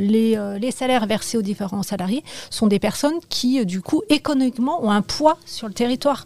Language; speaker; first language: French; native; French